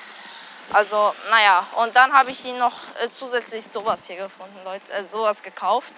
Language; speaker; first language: German; early bilingual, other home language; Hungarian